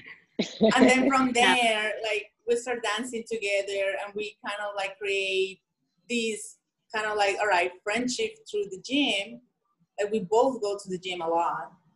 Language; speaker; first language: English; non-native, fluent; Spanish